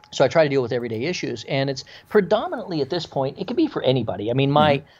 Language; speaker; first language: English; native; English